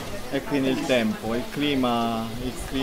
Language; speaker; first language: Italian; native; Italian